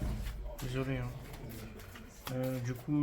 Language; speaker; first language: French; native; French